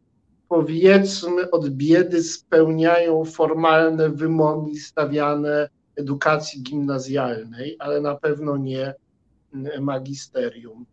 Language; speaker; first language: Polish; native; Polish